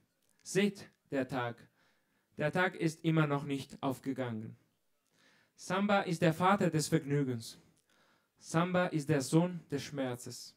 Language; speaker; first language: German; non-native, fluent; Italian